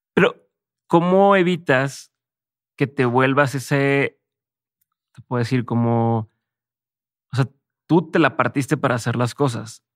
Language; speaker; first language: Spanish; native; Spanish